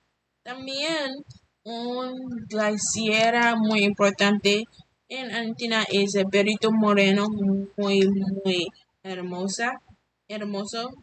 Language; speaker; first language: Spanish; non-native, learner; English